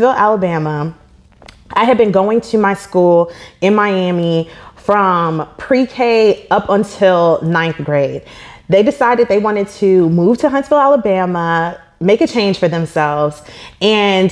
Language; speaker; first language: English; native; English